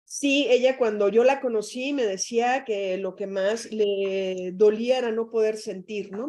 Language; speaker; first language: Spanish; native; Spanish